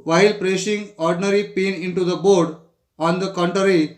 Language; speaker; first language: English; non-native, local second language; Marathi